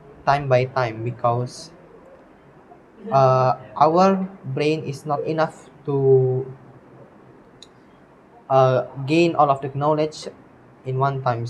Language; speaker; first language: English; non-native, learner; Indonesian